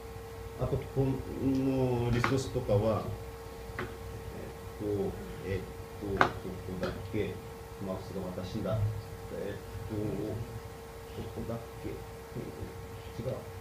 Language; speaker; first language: Japanese; non-native, fluent; Korean